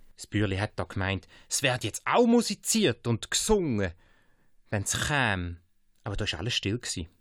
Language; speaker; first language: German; native; German